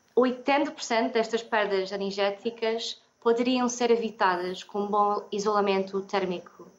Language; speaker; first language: Portuguese; non-native, fluent; English